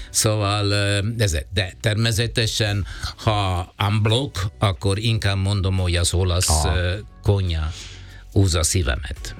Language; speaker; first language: Hungarian; non-native, fluent; Italian